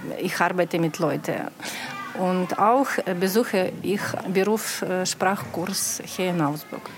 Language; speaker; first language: German; non-native, learner; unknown